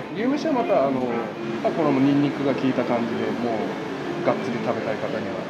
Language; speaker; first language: Japanese; native; Japanese